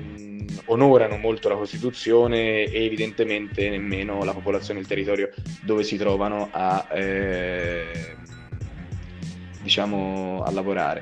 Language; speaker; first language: Italian; native; Italian